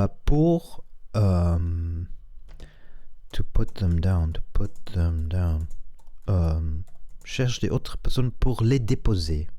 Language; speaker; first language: French; non-native, learner; Spanish